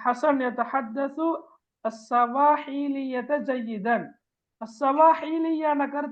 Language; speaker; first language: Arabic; non-native, fluent; Tamil